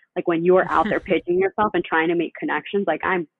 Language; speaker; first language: English; early bilingual, other home language; Spanish